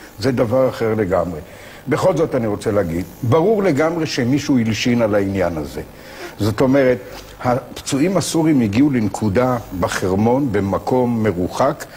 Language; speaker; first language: Hebrew; native; Hebrew